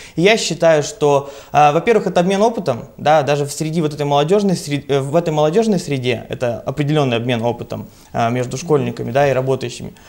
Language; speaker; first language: Russian; native; Russian